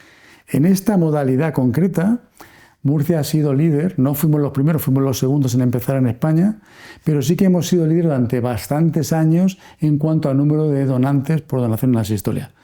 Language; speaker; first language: Spanish; native; Spanish